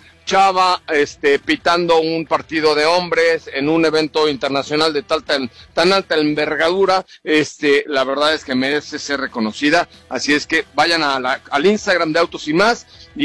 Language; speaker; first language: Spanish; native; Spanish